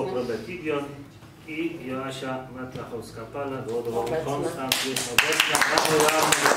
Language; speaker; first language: Polish; native; Polish